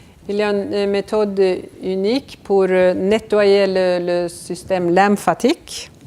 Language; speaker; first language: French; non-native, fluent; Swedish